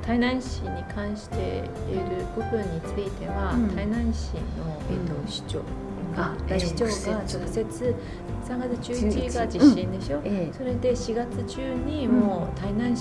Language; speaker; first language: Japanese; non-native, fluent; Chinese